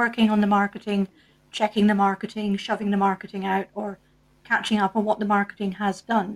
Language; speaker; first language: English; native; English